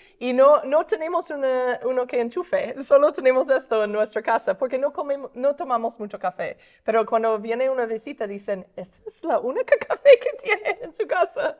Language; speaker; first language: Spanish; non-native, fluent; English